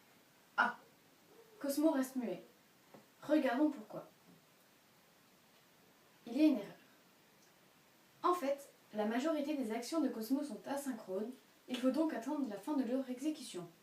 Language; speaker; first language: French; native; French